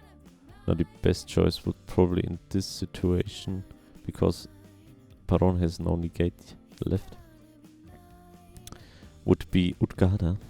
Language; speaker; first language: English; non-native, fluent; German